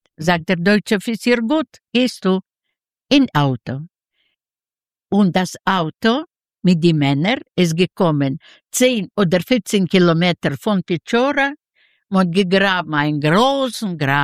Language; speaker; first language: German; non-native, learner; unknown